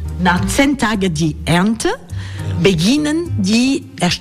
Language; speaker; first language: German; non-native, fluent; French